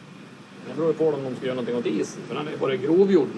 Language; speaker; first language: Swedish; native; Swedish